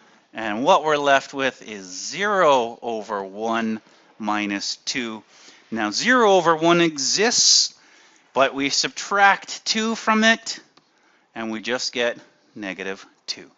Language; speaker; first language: English; native; English